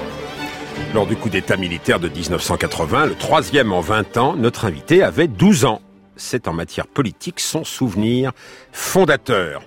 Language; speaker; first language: French; native; French